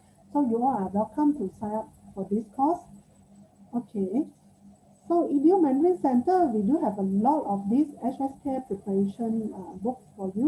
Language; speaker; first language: English; non-native, local second language; Chinese